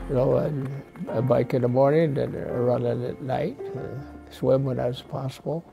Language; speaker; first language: English; native; English